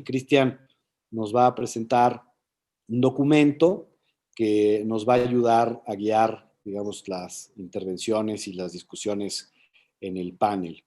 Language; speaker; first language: Spanish; native; Spanish